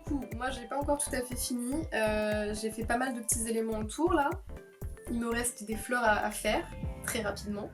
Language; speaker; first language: French; native; French